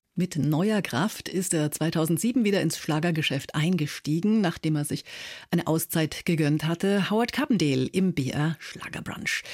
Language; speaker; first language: German; native; German